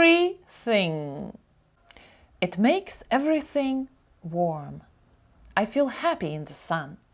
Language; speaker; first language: English; non-native, fluent; Ukrainian